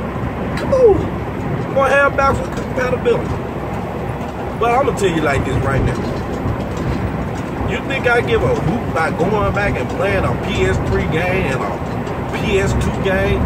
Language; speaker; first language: English; native; English